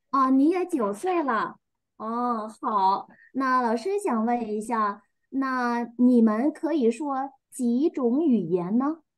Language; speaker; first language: Chinese; non-native, fluent; Vietnamese